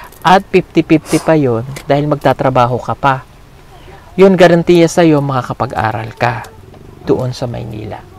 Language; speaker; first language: Filipino; native; Filipino